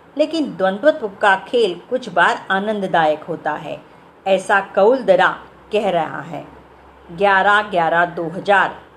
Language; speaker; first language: Hindi; non-native, local second language; Marathi